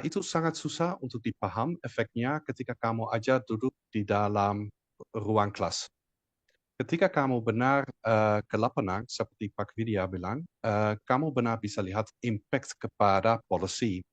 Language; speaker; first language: Indonesian; non-native, fluent; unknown